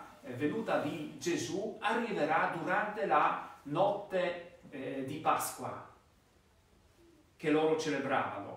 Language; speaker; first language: Italian; non-native, fluent; Polish